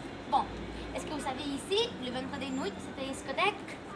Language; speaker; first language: French; non-native, learner; Spanish